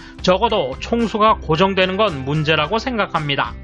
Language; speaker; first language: Korean; native; Korean